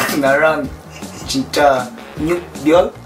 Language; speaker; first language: Korean; non-native, learner; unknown